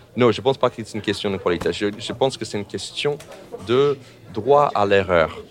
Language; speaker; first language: French; non-native, fluent; English